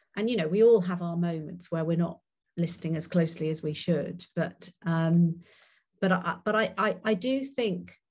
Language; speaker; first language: English; native; English